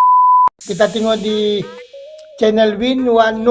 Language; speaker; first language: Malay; non-native, local second language; Filipino